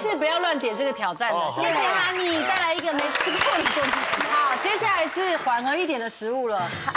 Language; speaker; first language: Chinese; native; Chinese